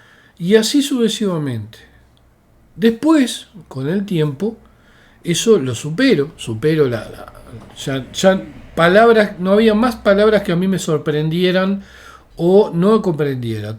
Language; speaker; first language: Spanish; native; Spanish